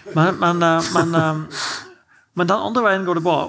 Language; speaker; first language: Norwegian; native; Norwegian